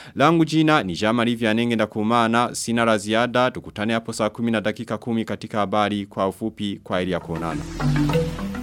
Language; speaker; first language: Swahili; non-native, local second language; Rundi